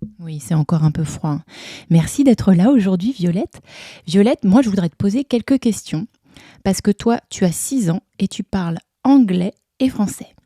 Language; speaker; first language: French; native; French